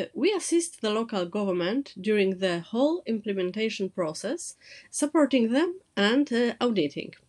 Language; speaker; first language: English; non-native, fluent; Polish